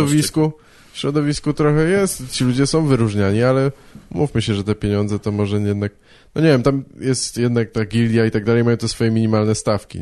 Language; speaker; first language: Polish; native; Polish